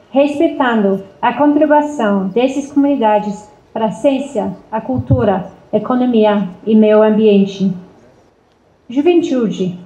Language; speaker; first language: Portuguese; non-native, fluent; English